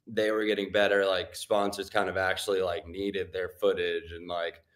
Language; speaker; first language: English; native; English